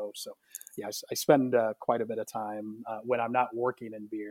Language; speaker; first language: English; native; English